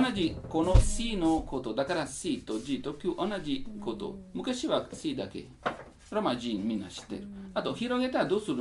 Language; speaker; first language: Japanese; non-native, learner; Italian